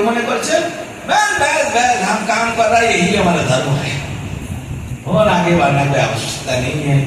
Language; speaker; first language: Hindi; non-native, local second language; Bangla